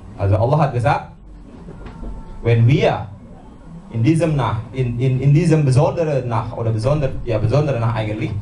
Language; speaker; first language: German; non-native, learner; Indonesian